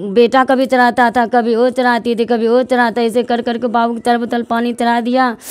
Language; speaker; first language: Hindi; native; Hindi